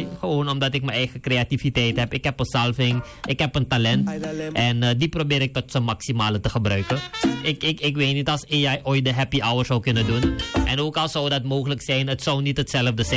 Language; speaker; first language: Dutch; native; Dutch